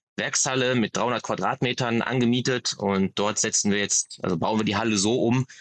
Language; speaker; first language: German; native; German